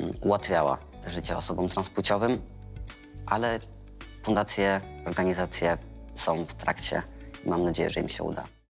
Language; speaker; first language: Polish; non-native, fluent; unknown